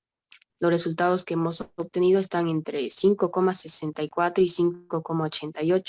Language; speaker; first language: Spanish; native; Spanish